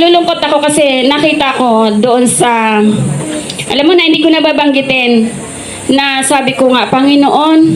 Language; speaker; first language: Filipino; native; Filipino